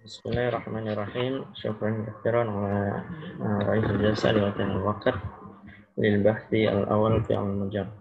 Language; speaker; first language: Arabic; non-native, learner; Indonesian